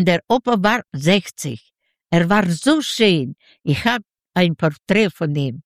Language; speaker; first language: German; non-native, learner; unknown